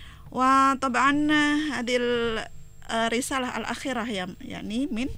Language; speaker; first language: Arabic; non-native, fluent; Indonesian